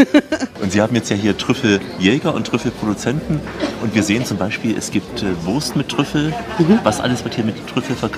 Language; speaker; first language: German; native; German